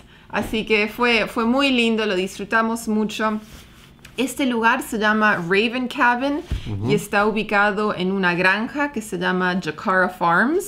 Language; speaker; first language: Spanish; native; Spanish